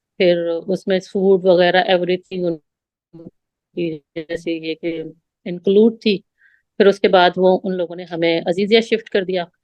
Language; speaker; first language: Urdu; native; Urdu